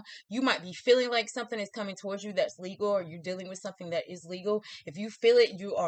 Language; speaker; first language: English; native; English